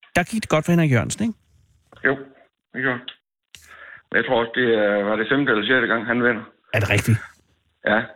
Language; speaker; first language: Danish; native; Danish